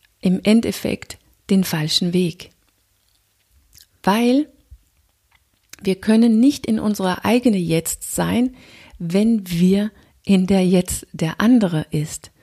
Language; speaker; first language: German; non-native, fluent; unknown